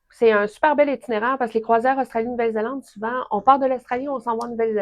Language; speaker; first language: French; native; French